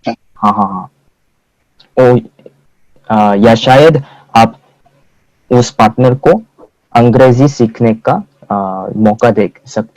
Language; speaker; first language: Hindi; non-native, fluent; Korean